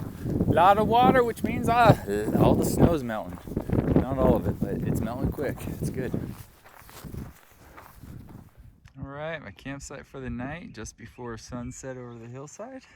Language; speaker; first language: English; native; English